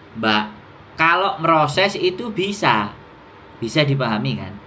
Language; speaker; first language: Indonesian; non-native, local second language; Javanese